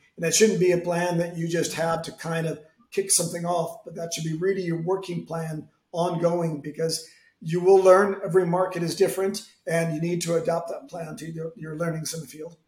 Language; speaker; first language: English; native; English